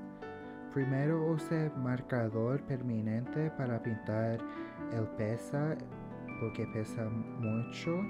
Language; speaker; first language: Spanish; early bilingual, heritage; English